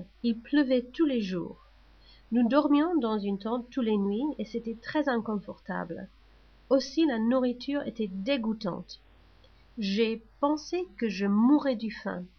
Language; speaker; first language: French; non-native, learner; English